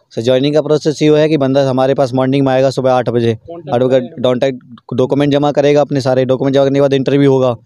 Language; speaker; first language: Hindi; native; Hindi